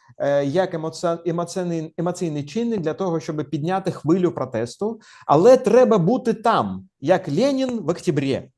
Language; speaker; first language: Ukrainian; non-native, local second language; Russian